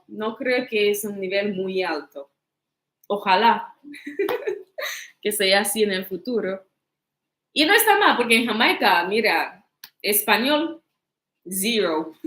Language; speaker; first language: Spanish; non-native, fluent; English